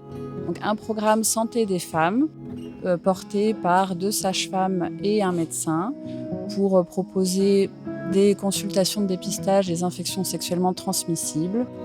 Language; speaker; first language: French; native; French